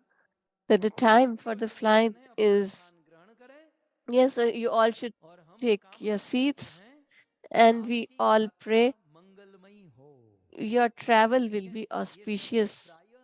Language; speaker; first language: English; non-native, local second language; Hindi